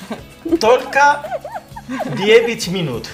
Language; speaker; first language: Russian; non-native, learner; Spanish